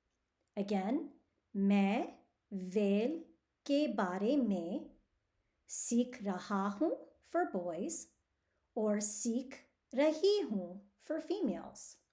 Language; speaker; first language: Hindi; early bilingual, heritage; Hindi